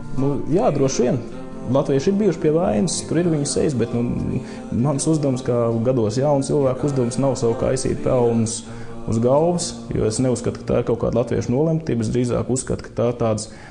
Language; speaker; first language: Latvian; native; Latvian